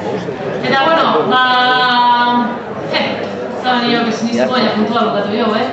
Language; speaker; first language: Basque; native; Basque